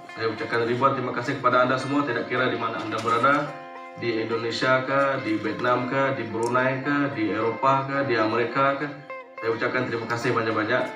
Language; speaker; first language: Malay; non-native, local second language; Iban